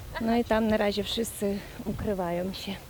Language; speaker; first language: Polish; non-native, fluent; Ukrainian